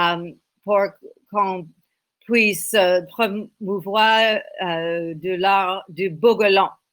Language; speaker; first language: French; non-native, learner; English